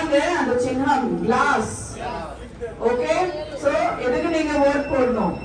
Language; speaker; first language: Tamil; non-native, fluent; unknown